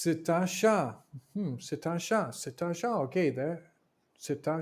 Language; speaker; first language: French; non-native, learner; English